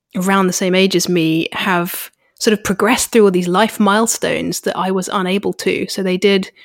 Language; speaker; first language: English; native; English